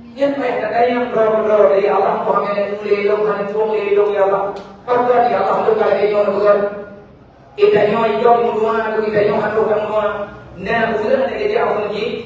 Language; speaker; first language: Malay; non-native, local second language; Achinese